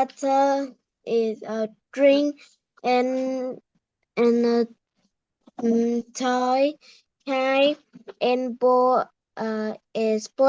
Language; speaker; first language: English; non-native, learner; Vietnamese